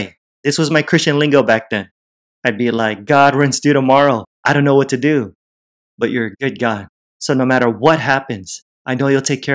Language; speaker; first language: English; native; English